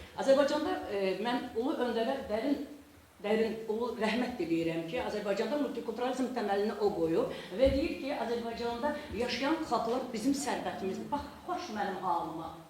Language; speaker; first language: Azerbaijani; non-native, local second language; Talysh